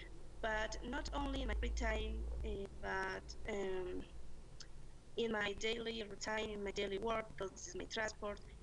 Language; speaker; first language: English; non-native, learner; Spanish